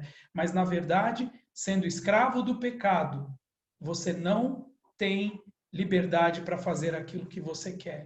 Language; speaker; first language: Portuguese; native; Portuguese